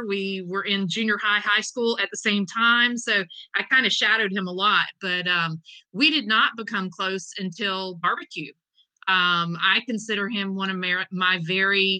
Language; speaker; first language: English; native; English